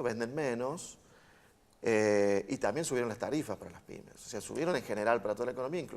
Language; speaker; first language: Spanish; native; Spanish